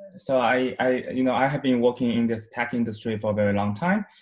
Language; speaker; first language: English; non-native, fluent; Chinese